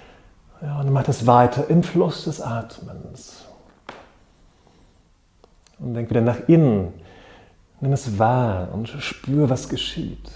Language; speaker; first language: German; native; German